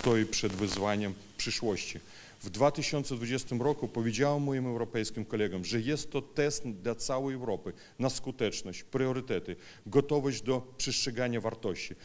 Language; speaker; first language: Polish; non-native, fluent; Russian